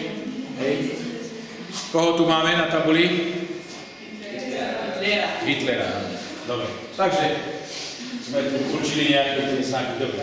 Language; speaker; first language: Slovak; native; Slovak